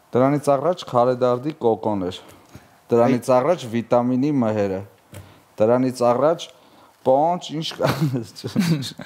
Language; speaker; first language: Armenian; native; Armenian